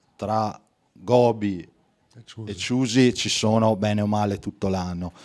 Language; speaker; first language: Italian; native; Italian